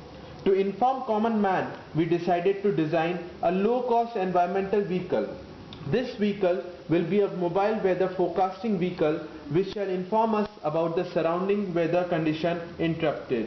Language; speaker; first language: English; non-native, local second language; Bangla